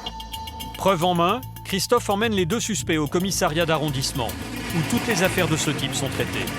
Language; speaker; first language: French; native; French